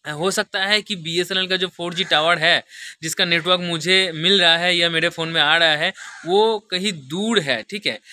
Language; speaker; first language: Hindi; non-native, local second language; Bangla